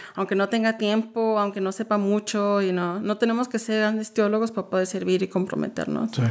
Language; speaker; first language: Spanish; early bilingual, heritage; Spanish